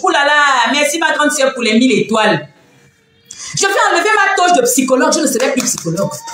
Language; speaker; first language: French; non-native, local second language; Fang